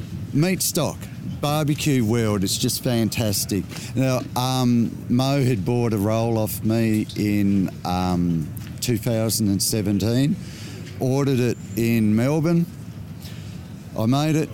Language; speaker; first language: English; native; English